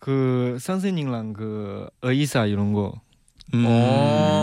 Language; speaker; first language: Korean; non-native, learner; Chinese